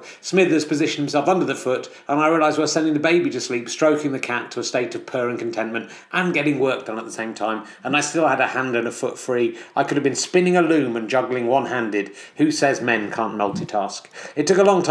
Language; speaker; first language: English; native; English